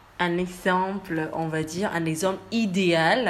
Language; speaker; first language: French; non-native, learner; Indonesian